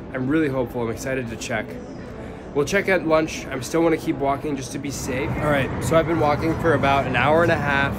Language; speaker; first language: English; native; English